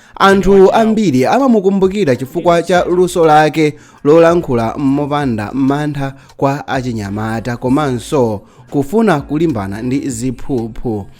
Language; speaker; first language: Nyanja; native; Nyanja